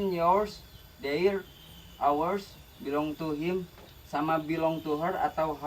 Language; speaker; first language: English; non-native, learner; Sundanese